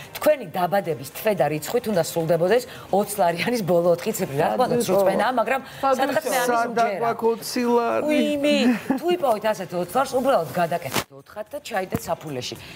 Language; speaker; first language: Georgian; native; Georgian